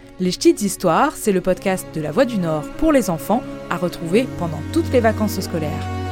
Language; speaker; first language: French; native; French